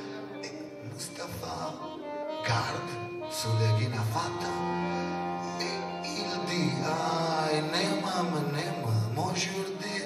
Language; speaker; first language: French; non-native, learner; Italian